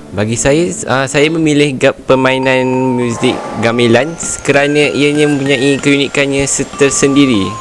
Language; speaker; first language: Malay; native; Malay